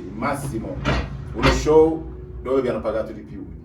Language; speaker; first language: Italian; native; Italian